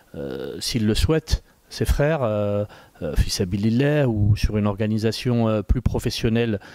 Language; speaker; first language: French; native; French